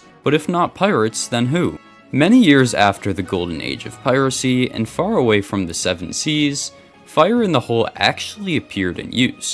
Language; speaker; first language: English; native; English